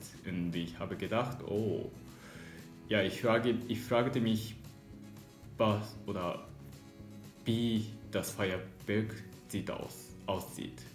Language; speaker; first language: German; non-native, learner; Japanese